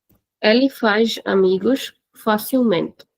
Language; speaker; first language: Portuguese; non-native, fluent; Hindi